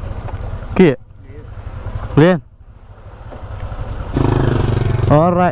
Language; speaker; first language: Malay; native; Malay